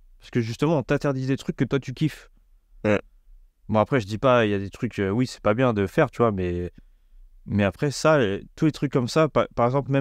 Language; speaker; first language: French; native; French